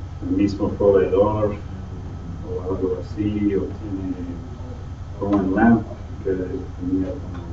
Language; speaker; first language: Spanish; non-native, learner; English